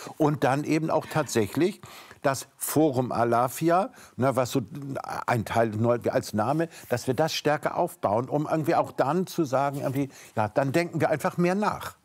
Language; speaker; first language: German; native; German